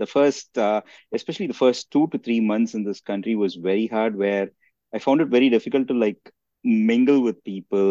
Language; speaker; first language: English; non-native, local second language; Tamil